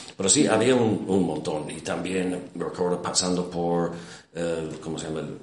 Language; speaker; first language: Spanish; non-native, fluent; English